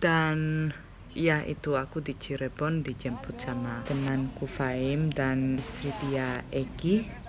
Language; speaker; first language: Indonesian; non-native, fluent; Spanish